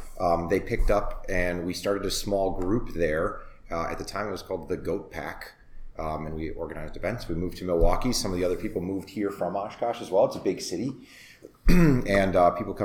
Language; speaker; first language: English; native; English